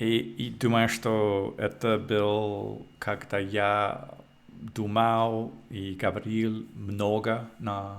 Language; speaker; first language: Russian; non-native, learner; English